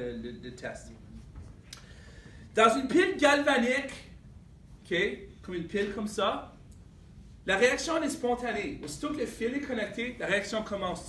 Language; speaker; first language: French; native; French